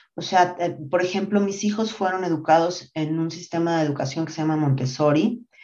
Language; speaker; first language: Spanish; native; Spanish